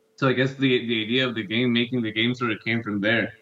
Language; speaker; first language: English; non-native, fluent; Spanish